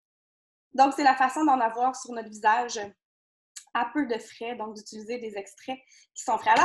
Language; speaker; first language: French; native; French